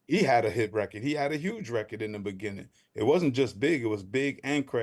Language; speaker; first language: English; native; English